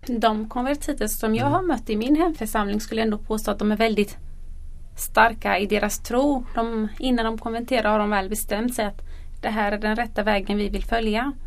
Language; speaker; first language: Swedish; early bilingual, other home language; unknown